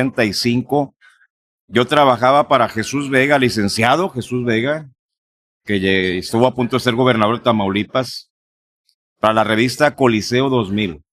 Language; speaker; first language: Spanish; native; Spanish